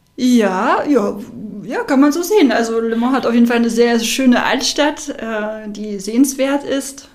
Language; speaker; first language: German; non-native, fluent; French